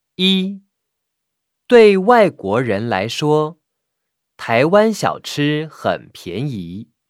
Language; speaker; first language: Chinese; native; Chinese